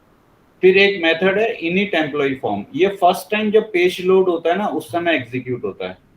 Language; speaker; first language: Hindi; native; Hindi